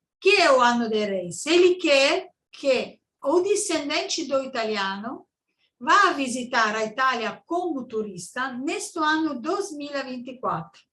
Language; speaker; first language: Portuguese; non-native, learner; Italian